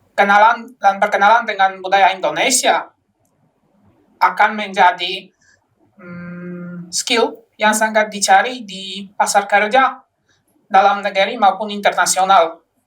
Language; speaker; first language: Indonesian; non-native, fluent; Polish